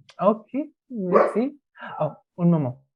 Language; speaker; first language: French; non-native, learner; Spanish